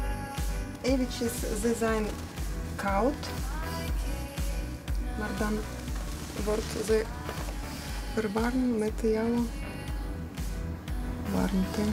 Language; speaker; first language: Dutch; non-native, fluent; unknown